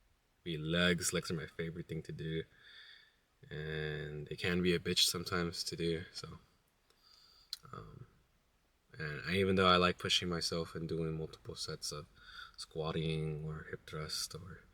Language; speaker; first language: English; native; English